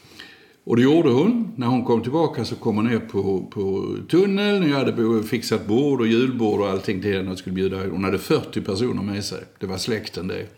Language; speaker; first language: Swedish; native; Swedish